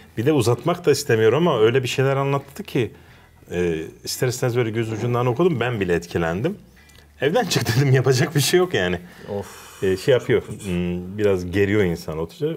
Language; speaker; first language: Turkish; native; Turkish